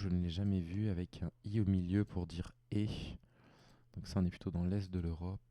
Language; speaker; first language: French; native; French